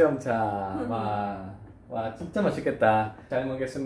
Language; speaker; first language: Korean; non-native, learner; Spanish